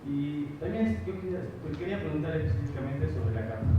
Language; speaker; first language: Spanish; native; Spanish